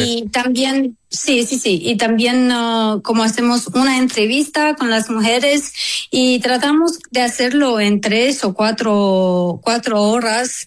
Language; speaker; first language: Spanish; non-native, fluent; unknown